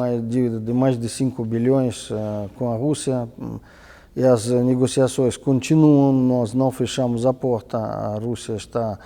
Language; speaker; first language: Portuguese; non-native, fluent; Russian